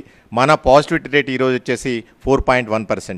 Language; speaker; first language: Telugu; native; Telugu